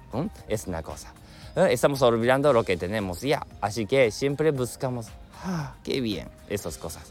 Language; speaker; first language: Spanish; non-native, learner; Japanese